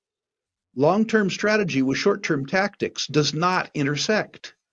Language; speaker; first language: English; native; English